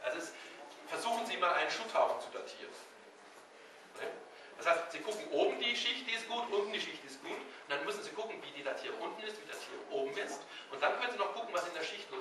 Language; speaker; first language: German; native; German